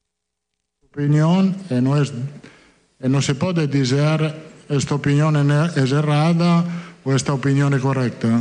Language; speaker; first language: Portuguese; non-native, fluent; Italian